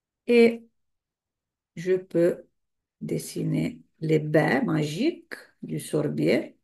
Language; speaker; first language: French; non-native, fluent; Italian